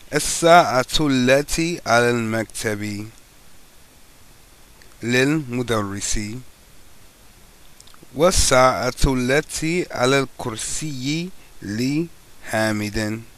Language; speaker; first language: Arabic; non-native, fluent; English